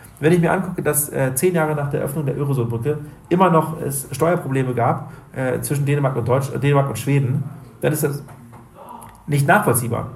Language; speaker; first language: German; native; German